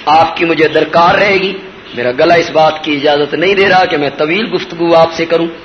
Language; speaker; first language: Urdu; non-native, local second language; Punjabi